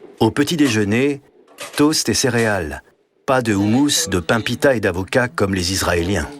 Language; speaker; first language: French; native; French